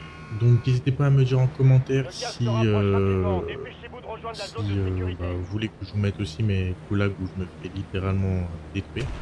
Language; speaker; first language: French; native; French